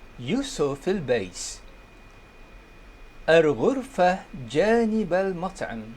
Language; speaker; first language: Arabic; non-native, fluent; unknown